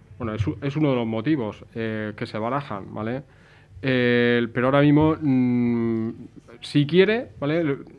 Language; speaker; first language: Spanish; native; Spanish